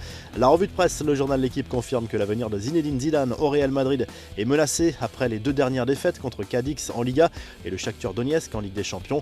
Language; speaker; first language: French; native; French